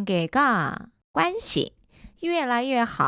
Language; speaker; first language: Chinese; non-native, fluent; Korean